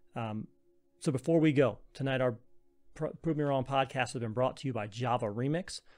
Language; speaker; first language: English; native; English